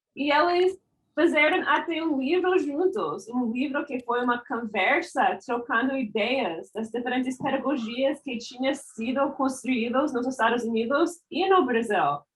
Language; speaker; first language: Portuguese; non-native, fluent; English